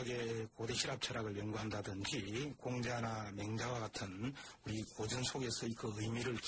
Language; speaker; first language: Korean; native; Korean